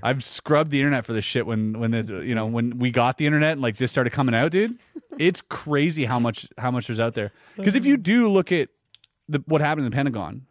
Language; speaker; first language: English; native; English